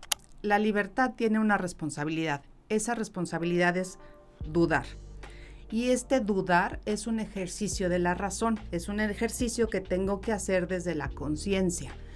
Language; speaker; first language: Spanish; native; Spanish